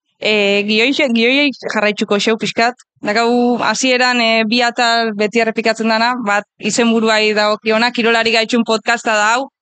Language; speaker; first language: Basque; native; Basque